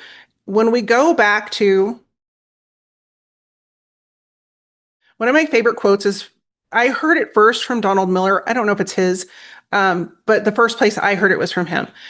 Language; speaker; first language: English; native; English